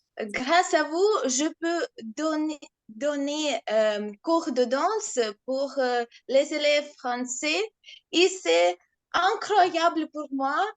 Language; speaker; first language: French; non-native, learner; Ukrainian